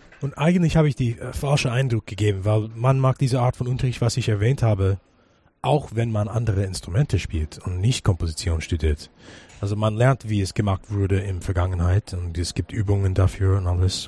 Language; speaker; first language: German; non-native, fluent; English